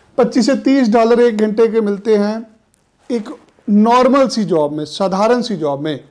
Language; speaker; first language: Hindi; non-native, local second language; Punjabi